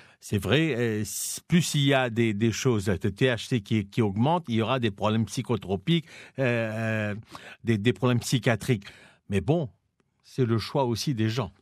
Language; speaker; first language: French; non-native, local second language; Morisyen